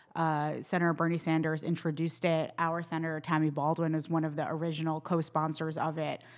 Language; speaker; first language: English; native; English